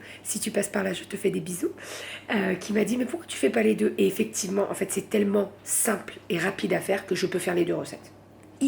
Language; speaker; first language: French; native; French